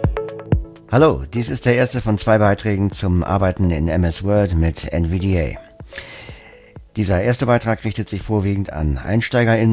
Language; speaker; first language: German; native; German